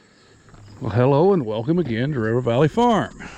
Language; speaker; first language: English; native; English